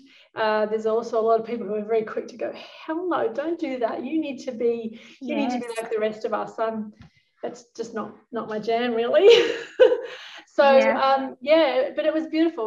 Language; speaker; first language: English; native; English